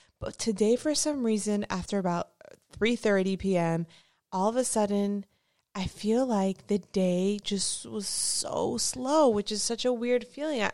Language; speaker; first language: English; native; English